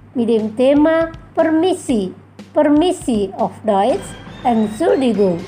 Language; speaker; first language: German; non-native, fluent; Indonesian